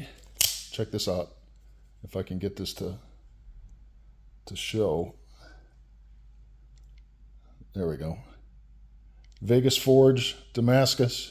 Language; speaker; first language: English; native; English